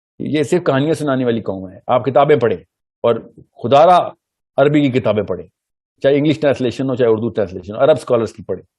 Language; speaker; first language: Urdu; early bilingual, heritage; Urdu